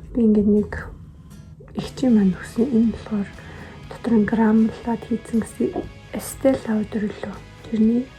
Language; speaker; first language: Mongolian; non-native, local second language; Kazakh